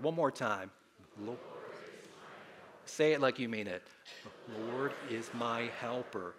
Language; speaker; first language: English; native; English